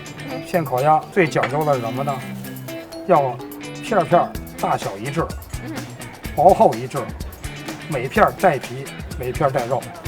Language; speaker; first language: Chinese; native; Chinese